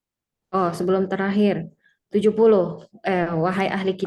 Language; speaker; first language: Indonesian; native; Indonesian